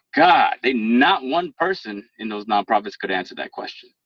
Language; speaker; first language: English; native; English